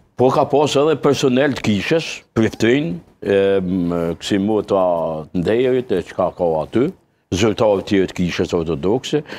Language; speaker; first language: Albanian; native; Albanian